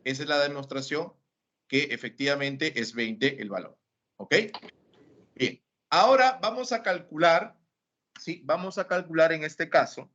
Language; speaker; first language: Spanish; native; Spanish